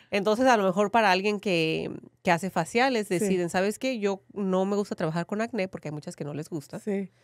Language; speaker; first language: Spanish; early bilingual, heritage; Spanish